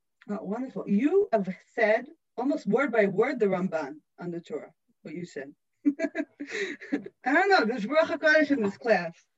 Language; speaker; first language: English; non-native, fluent; Hebrew